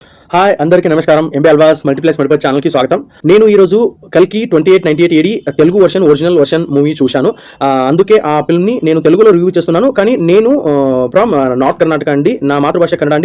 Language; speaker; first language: Telugu; non-native, learner; Kannada